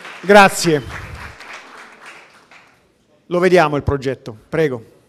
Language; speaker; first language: Italian; native; Italian